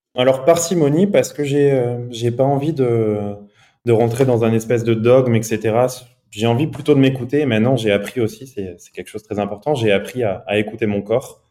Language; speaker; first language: French; early bilingual, other home language; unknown